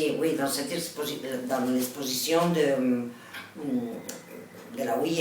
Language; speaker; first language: French; non-native, learner; Catalan